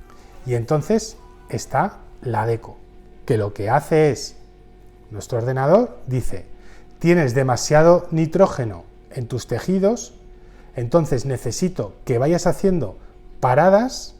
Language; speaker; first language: Spanish; native; Spanish